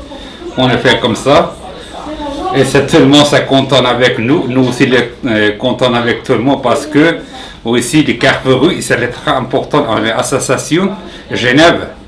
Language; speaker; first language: French; non-native, learner; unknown